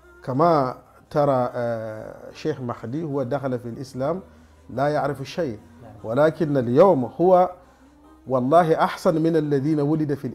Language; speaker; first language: Arabic; non-native, fluent; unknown